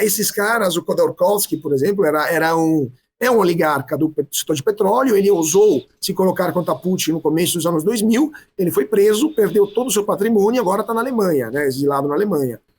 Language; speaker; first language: Portuguese; non-native, fluent; Italian